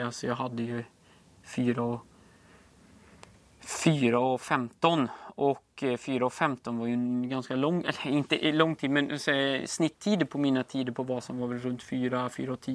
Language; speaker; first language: Swedish; native; Swedish